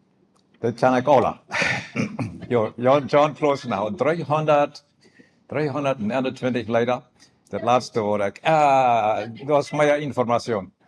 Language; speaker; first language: German; non-native, learner; Plautdietsch